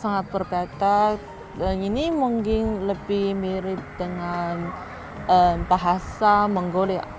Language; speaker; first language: Indonesian; non-native, learner; Chinese